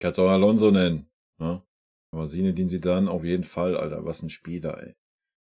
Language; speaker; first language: German; native; German